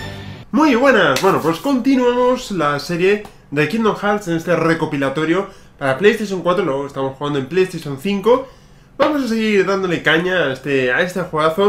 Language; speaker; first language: Spanish; native; Spanish